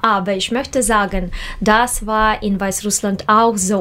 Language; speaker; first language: German; non-native, learner; Russian